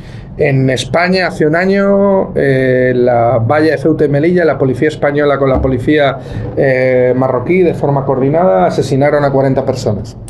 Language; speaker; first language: Spanish; native; Spanish